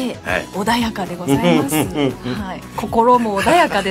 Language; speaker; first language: Japanese; native; Japanese